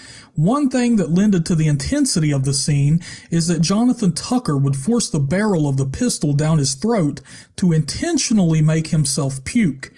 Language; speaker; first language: English; native; English